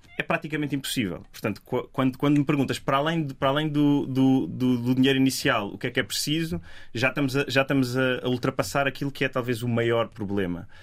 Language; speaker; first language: Portuguese; native; Portuguese